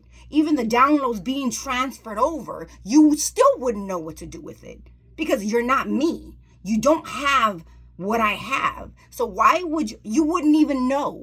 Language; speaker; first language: English; native; English